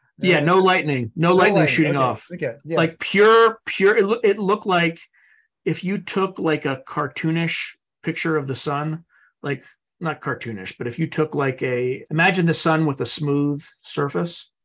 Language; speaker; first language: English; native; English